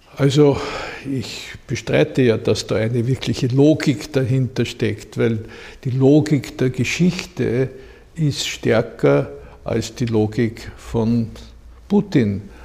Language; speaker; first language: German; native; German